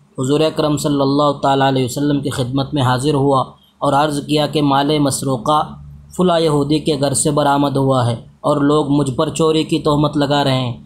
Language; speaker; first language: Urdu; native; Urdu